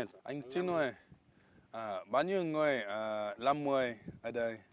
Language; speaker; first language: Vietnamese; non-native, learner; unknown